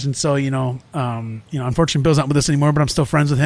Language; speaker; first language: English; native; English